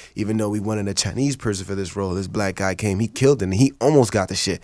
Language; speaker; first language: English; non-native, fluent; Haitian Creole